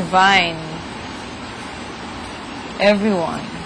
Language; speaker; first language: English; non-native, local second language; Filipino